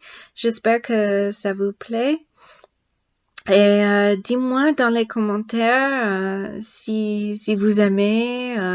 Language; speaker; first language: French; non-native, learner; English